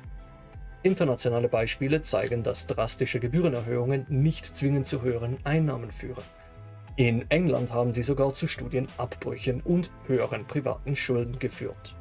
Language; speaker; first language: German; native; German